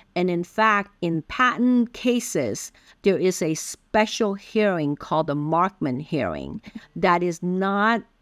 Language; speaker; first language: English; early bilingual, other home language; Min Nan Chinese